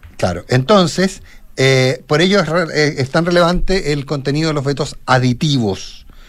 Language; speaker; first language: Spanish; native; Spanish